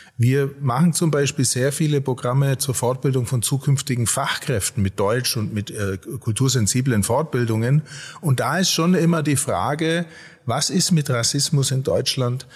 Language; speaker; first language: German; native; German